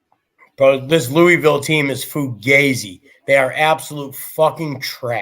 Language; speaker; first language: English; native; English